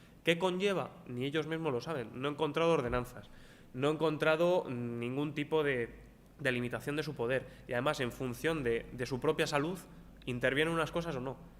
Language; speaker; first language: Spanish; native; Spanish